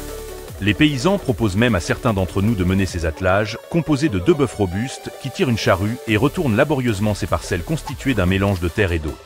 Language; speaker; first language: French; native; French